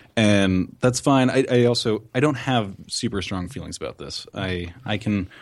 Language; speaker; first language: English; native; English